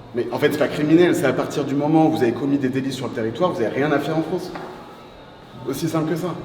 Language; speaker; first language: French; native; French